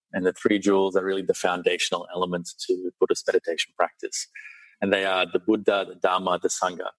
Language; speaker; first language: English; early bilingual, other home language; Sinhala